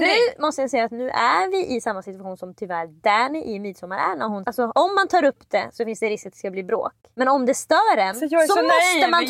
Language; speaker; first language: Swedish; native; Swedish